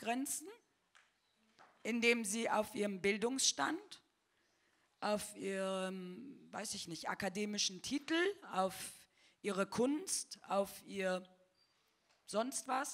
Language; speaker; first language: German; early bilingual, other home language; Turkish